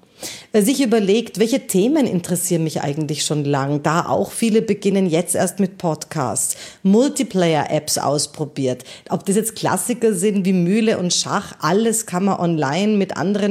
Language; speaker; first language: German; native; German